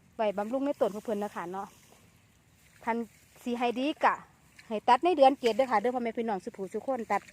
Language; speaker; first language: Thai; native; Thai